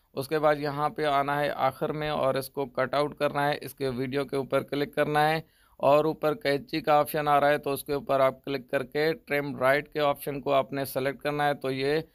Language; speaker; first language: Urdu; native; Urdu